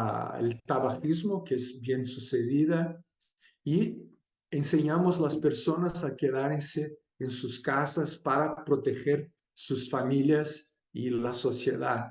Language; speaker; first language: Spanish; non-native, fluent; Portuguese